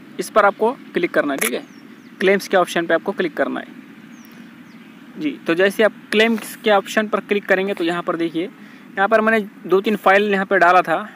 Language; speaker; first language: Hindi; non-native, local second language; Marathi